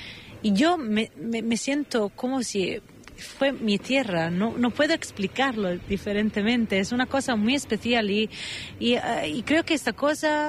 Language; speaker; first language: Spanish; non-native, fluent; Italian